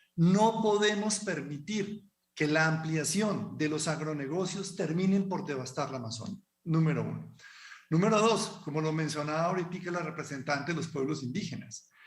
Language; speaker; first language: Spanish; native; Spanish